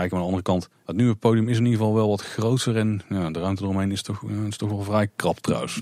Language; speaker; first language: Dutch; native; Dutch